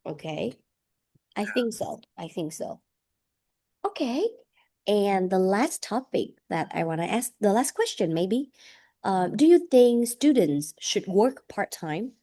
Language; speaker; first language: English; non-native, fluent; Vietnamese